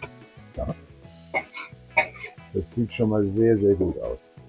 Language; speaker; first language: German; native; German